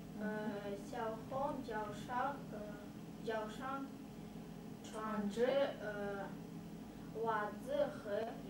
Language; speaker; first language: Chinese; non-native, learner; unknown